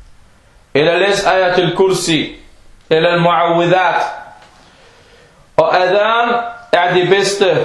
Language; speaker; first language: Danish; non-native, fluent; Arabic